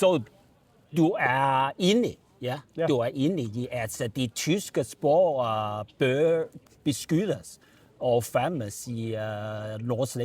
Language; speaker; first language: Danish; non-native, learner; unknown